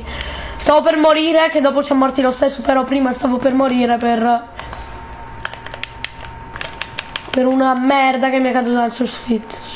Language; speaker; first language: Italian; native; Italian